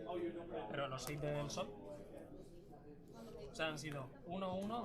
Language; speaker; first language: Spanish; native; Spanish